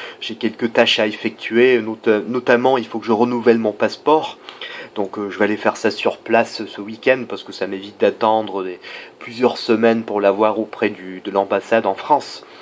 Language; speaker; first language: French; non-native, fluent; English